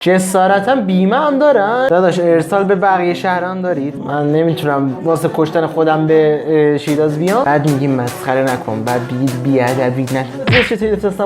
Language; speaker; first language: Persian; native; Persian